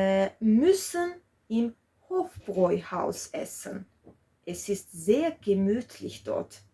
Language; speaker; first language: German; non-native, fluent; Georgian